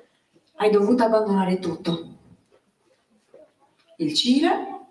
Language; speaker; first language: Italian; native; Italian